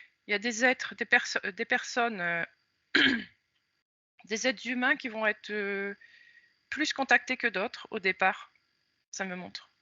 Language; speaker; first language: French; native; French